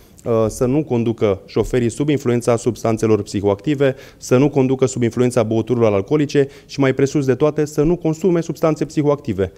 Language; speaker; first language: Romanian; native; Romanian